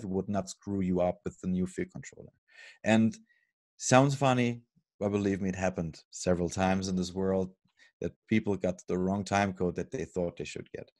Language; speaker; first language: English; non-native, fluent; German